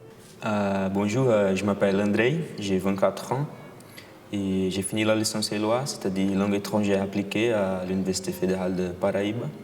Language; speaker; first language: French; non-native, fluent; Portuguese